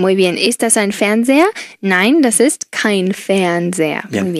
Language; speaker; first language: German; non-native, fluent; Spanish